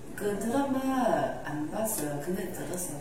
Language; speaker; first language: Korean; non-native, learner; Chinese